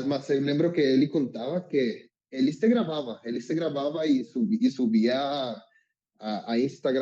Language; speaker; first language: Portuguese; non-native, learner; Spanish